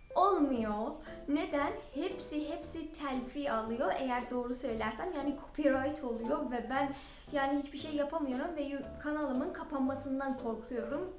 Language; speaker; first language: Turkish; non-native, fluent; Persian